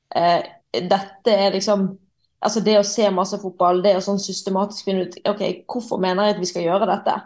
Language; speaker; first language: Norwegian; native; Norwegian